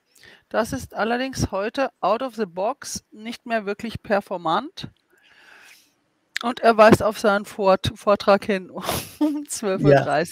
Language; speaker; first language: German; native; German